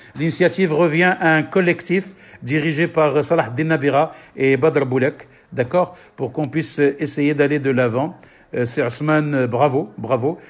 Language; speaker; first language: French; non-native, local second language; Arabic